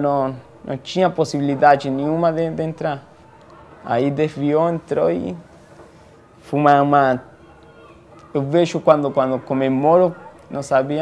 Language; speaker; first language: Portuguese; non-native, fluent; Spanish